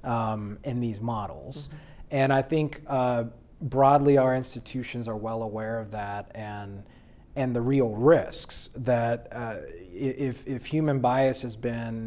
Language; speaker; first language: English; native; English